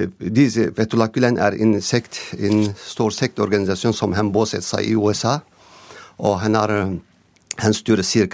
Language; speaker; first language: Norwegian; non-native, learner; Turkish